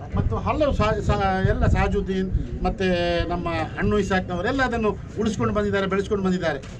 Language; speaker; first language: Kannada; non-native, local second language; Urdu